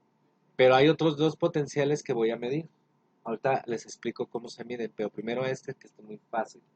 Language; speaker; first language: Spanish; native; Spanish